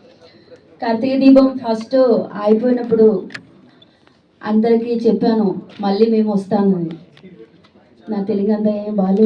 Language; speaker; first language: Telugu; non-native, fluent; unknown